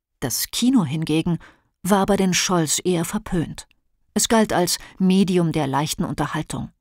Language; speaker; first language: German; native; German